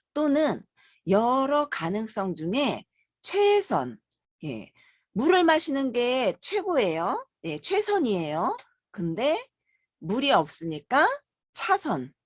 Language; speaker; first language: Korean; native; Korean